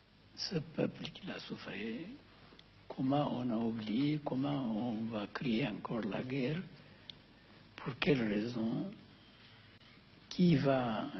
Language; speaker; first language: French; non-native, fluent; Amharic